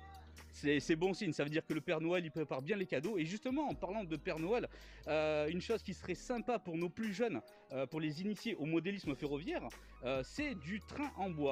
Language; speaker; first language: French; native; French